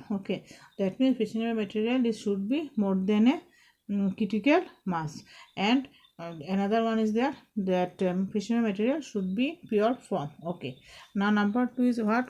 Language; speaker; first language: English; non-native, local second language; Bangla